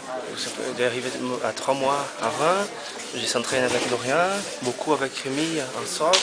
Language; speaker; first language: French; non-native, learner; Portuguese